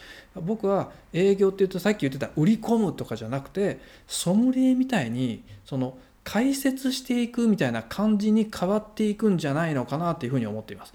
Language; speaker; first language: Japanese; native; Japanese